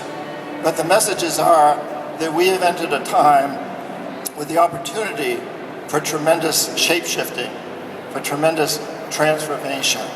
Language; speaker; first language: English; native; English